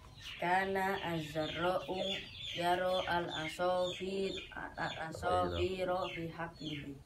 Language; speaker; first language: Arabic; non-native, learner; Indonesian